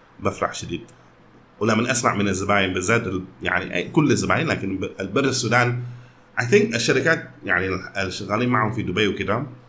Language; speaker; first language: Arabic; early bilingual, heritage; Arabic